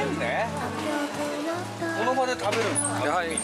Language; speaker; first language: Korean; non-native, learner; Japanese